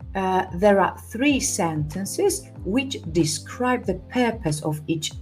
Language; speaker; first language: English; non-native, fluent; Polish